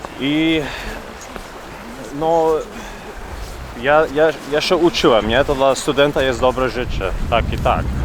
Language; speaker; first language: Polish; early bilingual, heritage; Polish